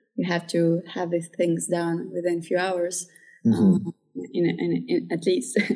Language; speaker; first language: English; early bilingual, other home language; Czech